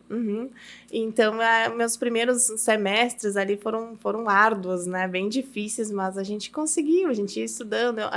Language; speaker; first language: Portuguese; early bilingual, heritage; Portuguese